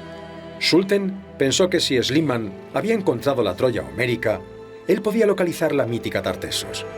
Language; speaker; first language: Spanish; native; Spanish